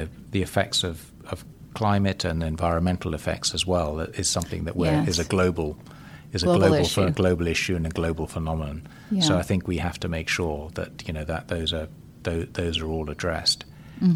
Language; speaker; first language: English; native; English